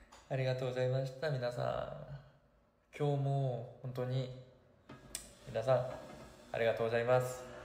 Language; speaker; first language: Japanese; non-native, learner; Korean